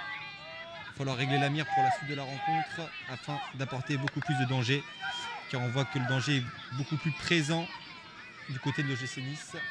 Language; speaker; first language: French; native; French